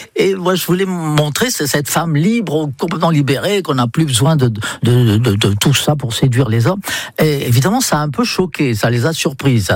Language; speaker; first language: French; non-native, fluent; English